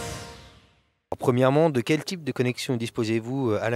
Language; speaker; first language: French; native; French